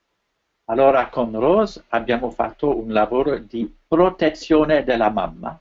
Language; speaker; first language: Italian; non-native, fluent; French